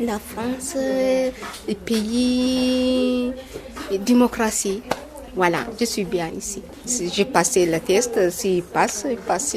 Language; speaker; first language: French; non-native, learner; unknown